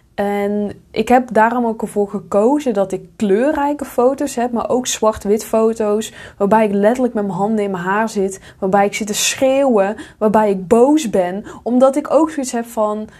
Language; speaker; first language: Dutch; native; Dutch